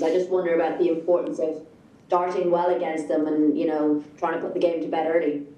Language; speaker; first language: English; native; English